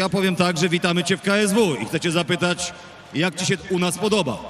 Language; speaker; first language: Polish; native; Polish